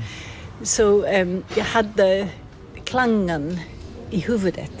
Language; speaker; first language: Swedish; non-native, fluent; English